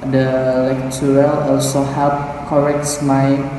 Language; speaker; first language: English; non-native, learner; Indonesian